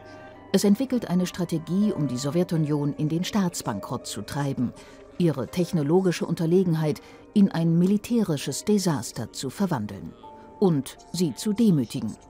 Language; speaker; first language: German; native; German